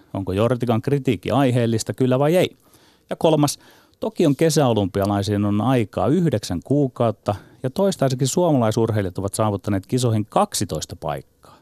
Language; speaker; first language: Finnish; native; Finnish